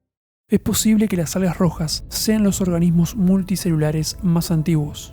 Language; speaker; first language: Spanish; native; Spanish